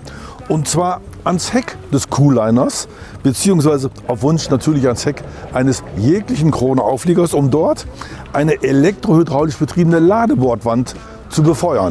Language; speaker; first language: German; native; German